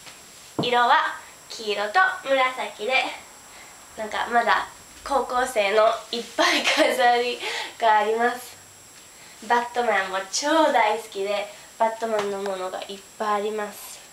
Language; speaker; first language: Japanese; early bilingual, heritage; Japanese